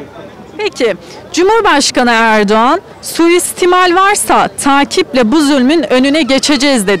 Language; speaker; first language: Turkish; native; Turkish